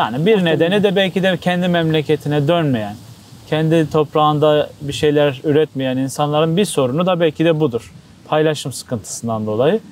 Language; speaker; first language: Turkish; native; Turkish